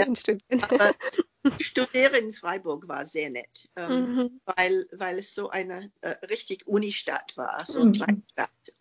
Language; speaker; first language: German; non-native, fluent; English